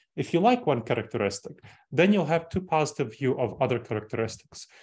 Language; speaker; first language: English; early bilingual, other home language; Russian